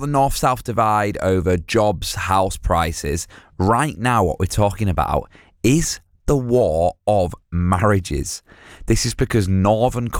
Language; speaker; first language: English; native; English